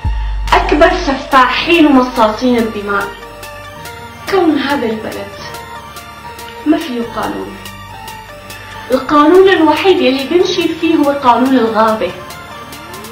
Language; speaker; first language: Arabic; non-native, local second language; Kurdish